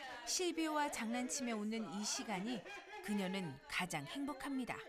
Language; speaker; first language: Korean; native; Korean